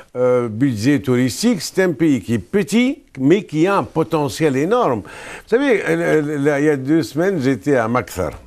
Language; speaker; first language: French; non-native, local second language; Arabic